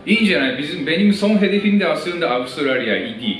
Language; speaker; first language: Turkish; non-native, fluent; Japanese